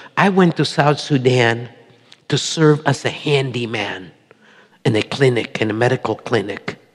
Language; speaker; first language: English; early bilingual, other home language; Spanish